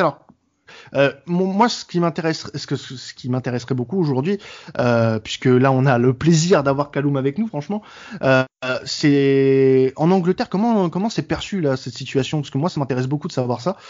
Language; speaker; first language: French; native; French